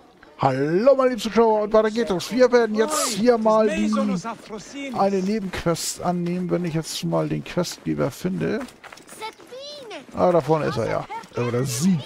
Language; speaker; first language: German; native; German